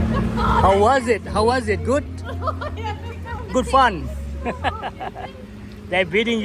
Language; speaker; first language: English; non-native, learner; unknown